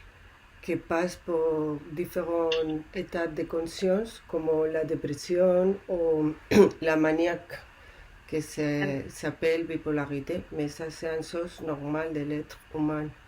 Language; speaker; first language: French; non-native, learner; Spanish